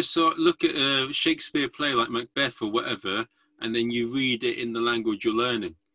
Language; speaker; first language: English; native; English